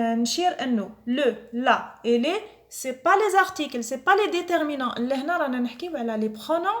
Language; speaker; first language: French; non-native, local second language; Arabic